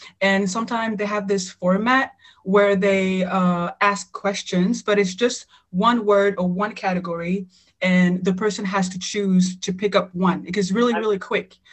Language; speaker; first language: English; non-native, fluent; French